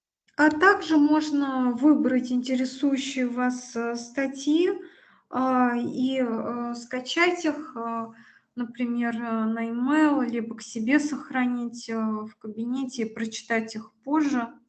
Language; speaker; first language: Russian; native; Russian